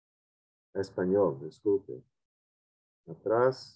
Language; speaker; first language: Spanish; non-native, fluent; English